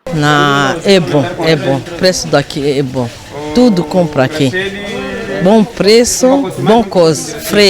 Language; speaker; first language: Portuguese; non-native, learner; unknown